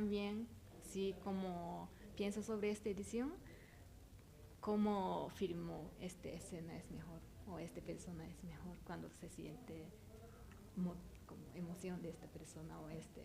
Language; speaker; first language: Spanish; non-native, learner; Japanese